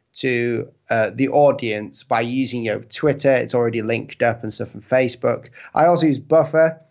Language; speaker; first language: English; native; English